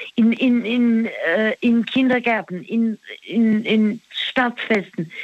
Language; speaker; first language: German; native; German